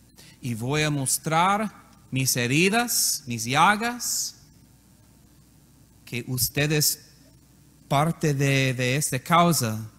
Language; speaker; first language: Spanish; non-native, learner; English